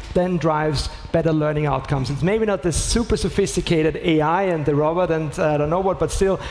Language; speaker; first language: English; non-native, fluent; German